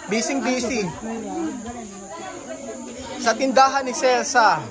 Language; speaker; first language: Filipino; native; Filipino